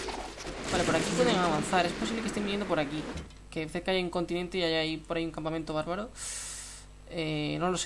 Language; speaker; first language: Spanish; native; Spanish